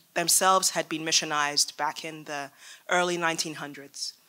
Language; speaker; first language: English; native; English